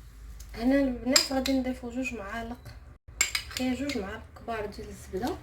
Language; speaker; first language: Arabic; native; Arabic